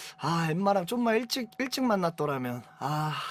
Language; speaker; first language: Korean; native; Korean